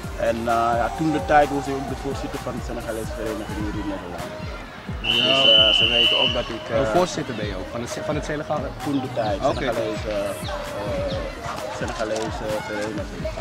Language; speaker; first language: Dutch; non-native, fluent; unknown